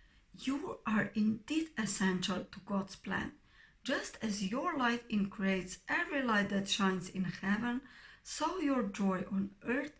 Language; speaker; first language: English; non-native, fluent; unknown